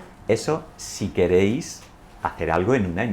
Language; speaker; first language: Spanish; native; Spanish